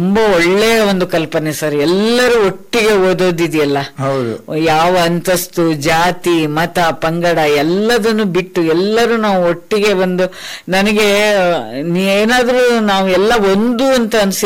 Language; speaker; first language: Kannada; non-native, local second language; Konkani